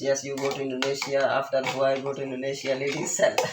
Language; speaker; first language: English; non-native, learner; Urdu